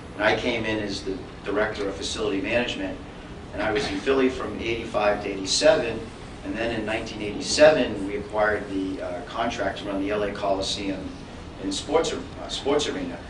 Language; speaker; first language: English; native; English